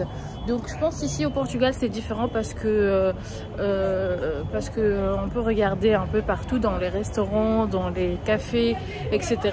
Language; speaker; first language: French; non-native, local second language; Arabic